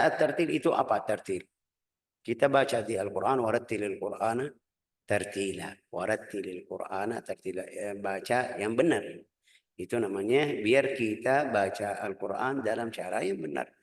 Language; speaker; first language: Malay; non-native, fluent; Arabic